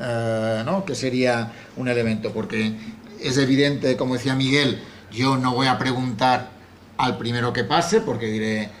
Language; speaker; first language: Spanish; native; Spanish